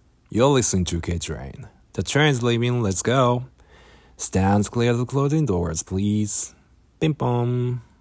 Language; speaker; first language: English; non-native, fluent; Japanese